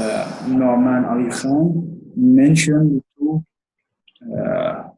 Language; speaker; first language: English; non-native, learner; Arabic